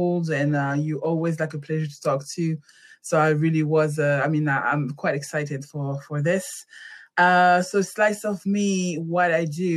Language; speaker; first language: English; non-native, fluent; French